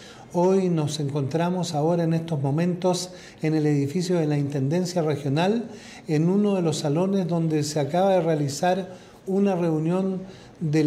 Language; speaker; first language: Spanish; native; Spanish